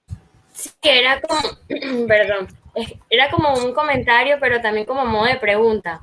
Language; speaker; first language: Spanish; native; Spanish